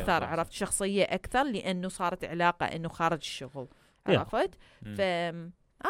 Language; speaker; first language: Arabic; early bilingual, heritage; Arabic